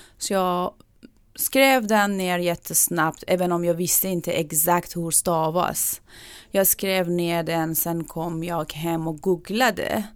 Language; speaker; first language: Swedish; non-native, fluent; Persian